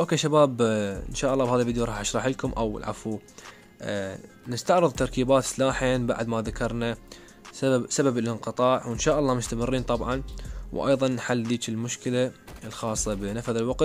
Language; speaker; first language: Arabic; native; Arabic